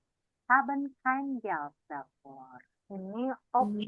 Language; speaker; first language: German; non-native, fluent; Indonesian